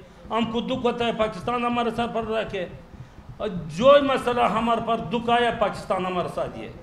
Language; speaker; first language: Urdu; non-native, learner; Pashto